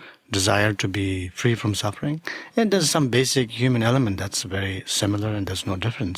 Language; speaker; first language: English; non-native, local second language; Tibetan